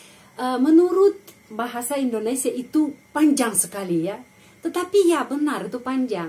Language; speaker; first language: Indonesian; non-native, fluent; Russian